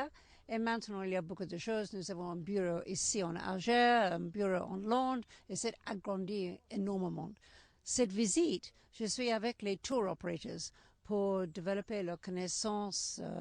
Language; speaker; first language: French; non-native, learner; English